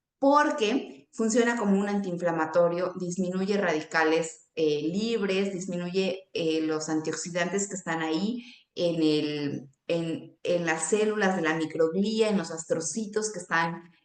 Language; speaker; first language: Spanish; native; Spanish